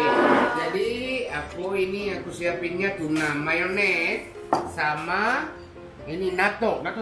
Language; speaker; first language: Indonesian; non-native, fluent; Japanese